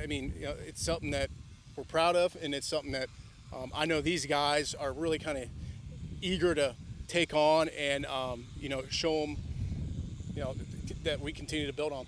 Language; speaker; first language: English; native; English